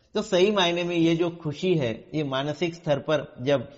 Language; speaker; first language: Hindi; non-native, local second language; Marathi